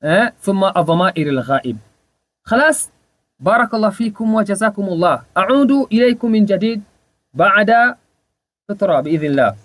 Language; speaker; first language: Arabic; non-native, fluent; Swahili